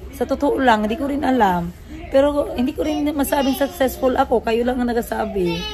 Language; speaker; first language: Filipino; non-native, local second language; Cebuano